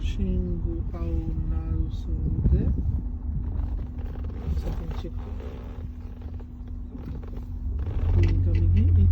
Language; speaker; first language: Japanese; non-native, learner; Mongolian